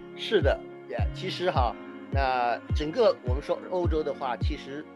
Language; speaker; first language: Chinese; native; Chinese